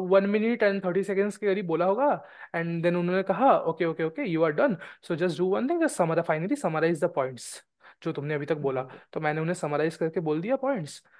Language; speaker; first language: Hindi; non-native, local second language; Bangla